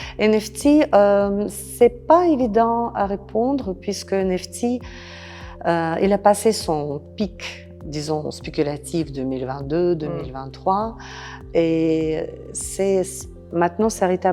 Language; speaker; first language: French; non-native, fluent; Russian